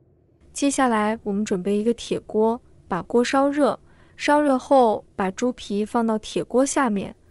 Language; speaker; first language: Chinese; native; Chinese